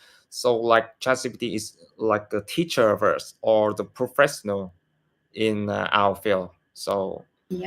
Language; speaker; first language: English; non-native, learner; Vietnamese